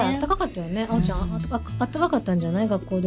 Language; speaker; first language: Japanese; native; Japanese